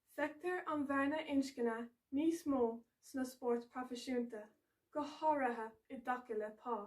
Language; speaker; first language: Irish; non-native, local second language; English